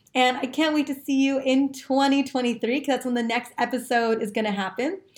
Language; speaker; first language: English; native; English